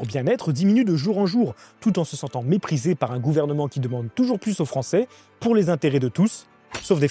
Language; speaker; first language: French; native; French